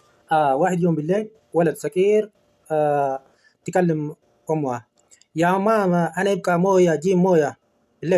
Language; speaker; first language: Arabic; non-native, learner; Oromo